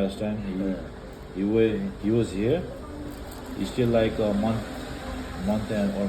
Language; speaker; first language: English; non-native, fluent; Nepali